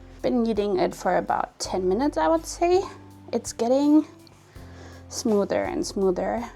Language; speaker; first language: English; non-native, fluent; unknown